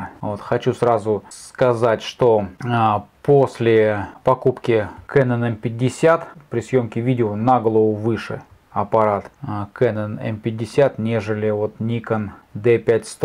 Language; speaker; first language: Russian; native; Russian